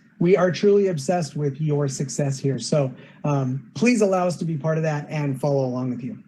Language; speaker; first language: English; native; English